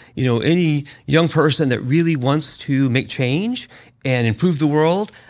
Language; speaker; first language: English; native; English